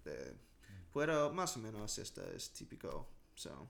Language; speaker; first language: Spanish; non-native, learner; English